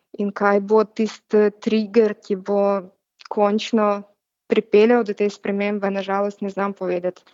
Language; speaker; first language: Slovenian; non-native, fluent; Russian